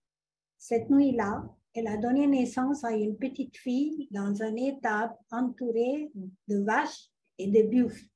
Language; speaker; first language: French; non-native, fluent; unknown